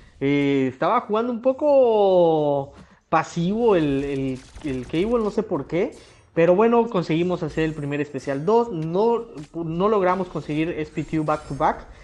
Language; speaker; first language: Spanish; native; Spanish